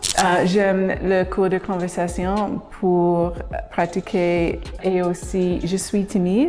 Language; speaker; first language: French; non-native, learner; English